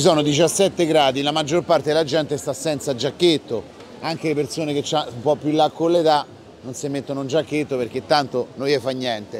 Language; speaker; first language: Italian; native; Italian